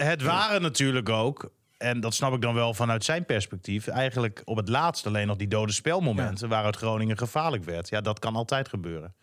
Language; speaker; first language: Dutch; native; Dutch